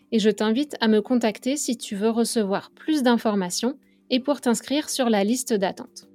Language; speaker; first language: French; native; French